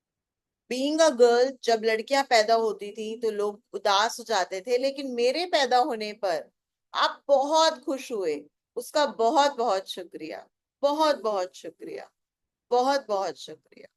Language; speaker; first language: Hindi; native; Hindi